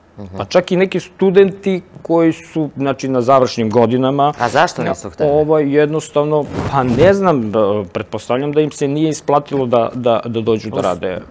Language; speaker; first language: Serbian; native; Serbian